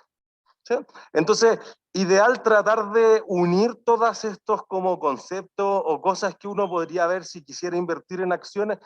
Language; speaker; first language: Spanish; native; Spanish